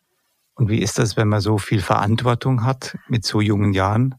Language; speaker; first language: German; native; German